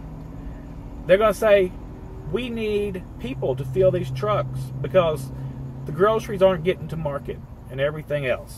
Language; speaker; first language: English; native; English